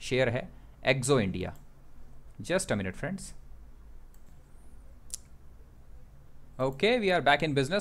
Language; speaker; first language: Hindi; native; Hindi